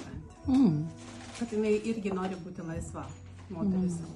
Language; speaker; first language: Lithuanian; non-native, learner; Russian